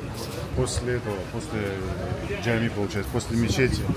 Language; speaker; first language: Russian; non-native, local second language; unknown